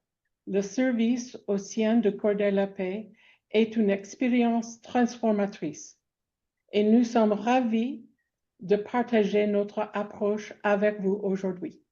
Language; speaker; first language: French; non-native, fluent; English